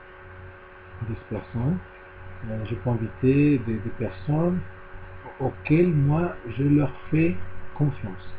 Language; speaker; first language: French; non-native, learner; Spanish